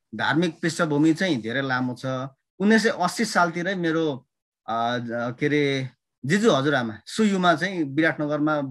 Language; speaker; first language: Nepali; non-native, local second language; Limbu